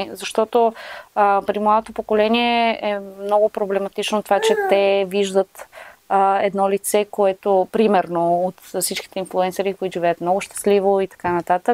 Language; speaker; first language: Bulgarian; native; Bulgarian